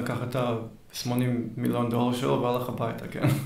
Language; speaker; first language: Hebrew; early bilingual, heritage; Hebrew